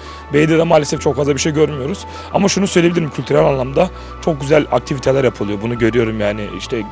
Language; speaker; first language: Turkish; native; Turkish